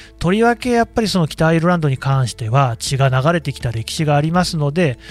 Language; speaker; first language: Japanese; native; Japanese